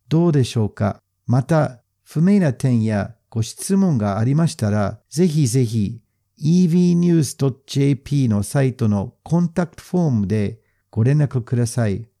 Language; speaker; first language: Japanese; non-native, fluent; English